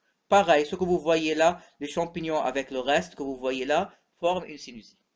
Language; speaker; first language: French; non-native, local second language; Arabic